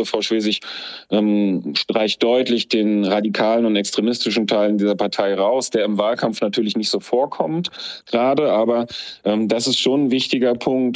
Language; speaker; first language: German; native; German